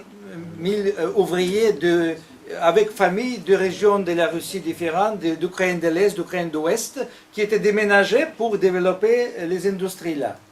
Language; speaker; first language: French; non-native, fluent; Russian